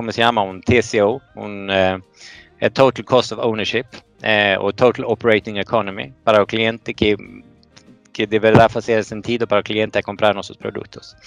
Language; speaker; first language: Portuguese; non-native, fluent; Swedish